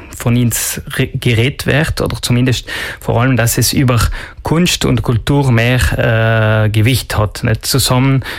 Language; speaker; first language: German; non-native, local second language; Ladin